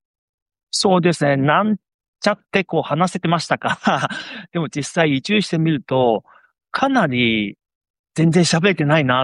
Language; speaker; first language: Japanese; non-native, fluent; Chinese